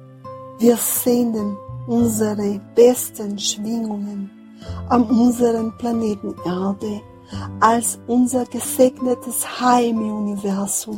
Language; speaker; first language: German; non-native, fluent; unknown